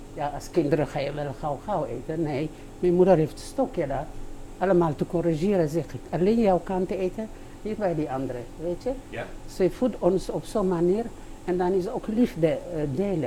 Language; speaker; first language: Dutch; non-native, learner; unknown